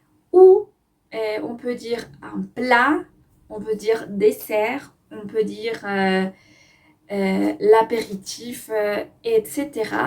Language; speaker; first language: French; non-native, fluent; Spanish